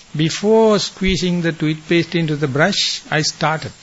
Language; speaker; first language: English; non-native, local second language; Sinhala